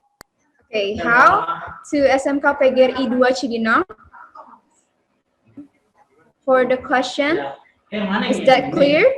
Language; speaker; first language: English; non-native, learner; Indonesian